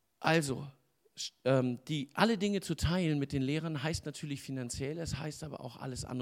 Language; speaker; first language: German; native; German